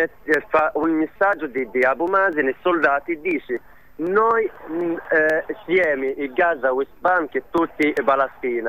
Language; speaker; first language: Italian; non-native, learner; Arabic